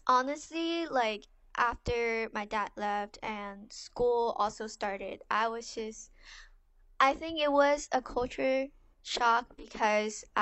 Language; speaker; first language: English; non-native, local second language; Cantonese